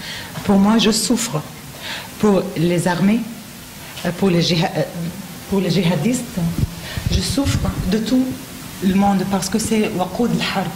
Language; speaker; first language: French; non-native, learner; Arabic